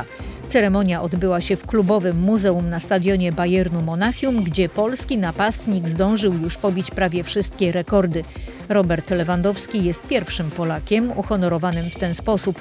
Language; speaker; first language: Polish; native; Polish